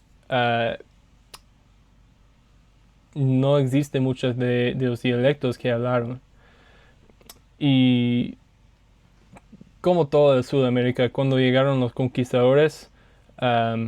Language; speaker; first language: Spanish; non-native, learner; English